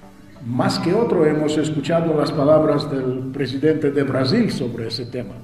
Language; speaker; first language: Spanish; non-native, fluent; Russian